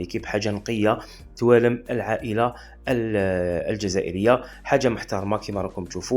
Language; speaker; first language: Arabic; native; Arabic